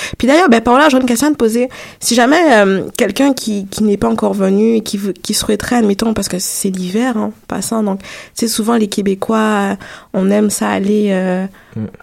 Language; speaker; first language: French; native; French